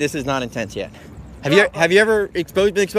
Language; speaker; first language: English; native; English